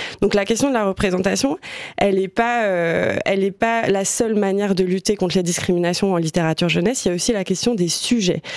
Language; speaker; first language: French; native; French